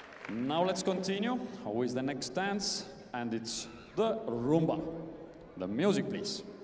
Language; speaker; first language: English; non-native, fluent; Estonian